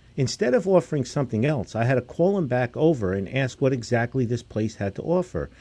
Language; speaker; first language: English; native; English